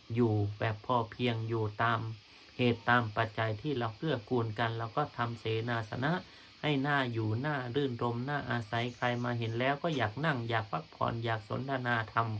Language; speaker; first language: Thai; native; Thai